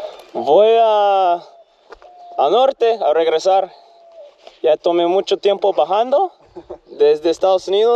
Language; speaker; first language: Spanish; non-native, fluent; English